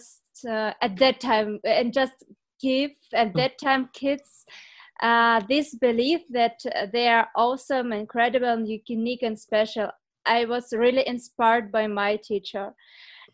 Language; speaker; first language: English; non-native, fluent; Ukrainian